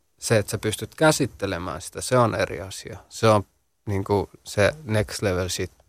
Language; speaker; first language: Finnish; early bilingual, other home language; Central Kurdish